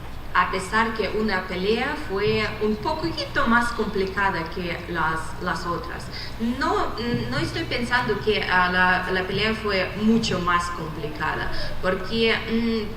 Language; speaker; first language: Spanish; non-native, fluent; Russian